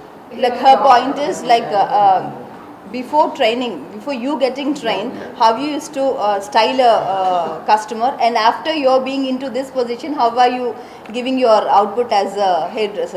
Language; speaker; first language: English; non-native, local second language; Telugu